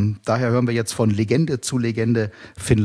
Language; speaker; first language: German; native; German